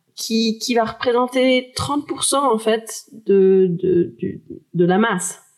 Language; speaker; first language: French; early bilingual, heritage; French